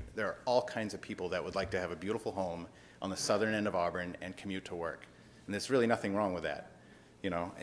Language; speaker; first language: English; native; English